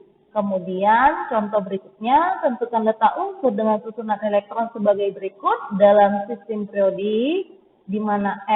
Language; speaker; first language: Indonesian; native; Indonesian